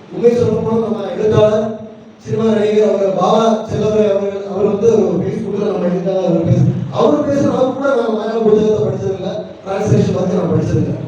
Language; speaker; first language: Tamil; non-native, local second language; Malayalam